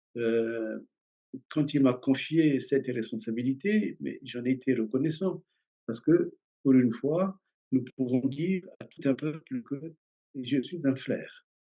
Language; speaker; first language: French; early bilingual, other home language; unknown